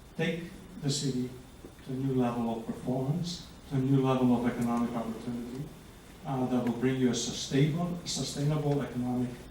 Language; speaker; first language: English; non-native, fluent; Greek